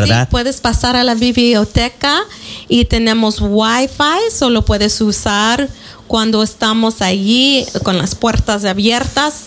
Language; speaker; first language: Spanish; early bilingual, heritage; Spanish